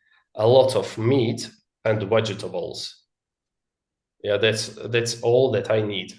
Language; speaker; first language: English; non-native, learner; Russian